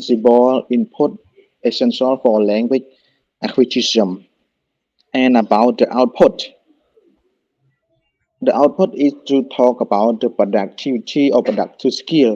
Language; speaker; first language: English; non-native, learner; Khmer